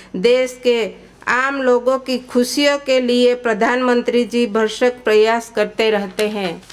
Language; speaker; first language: Hindi; non-native, local second language; Gujarati